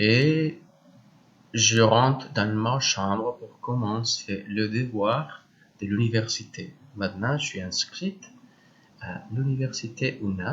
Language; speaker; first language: French; non-native, learner; Spanish